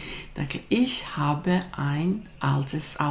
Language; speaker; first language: German; non-native, fluent; Croatian